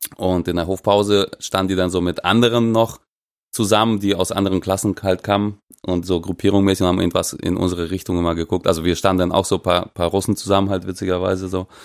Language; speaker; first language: German; non-native, fluent; Russian